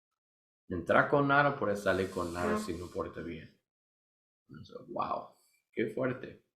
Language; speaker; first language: Spanish; non-native, learner; English